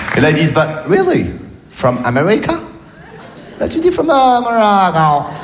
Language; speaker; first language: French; native; French